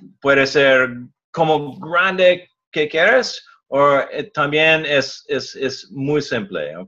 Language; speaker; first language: Spanish; non-native, learner; English